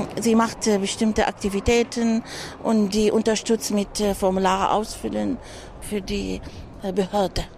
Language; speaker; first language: German; non-native, learner; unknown